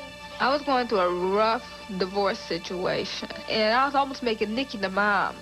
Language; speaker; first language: English; native; English